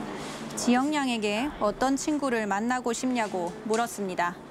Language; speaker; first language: Korean; native; Korean